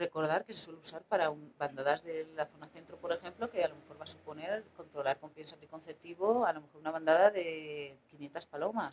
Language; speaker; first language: Spanish; native; Spanish